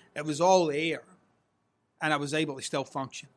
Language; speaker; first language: English; native; English